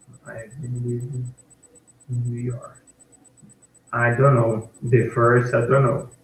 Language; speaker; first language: English; non-native, learner; Portuguese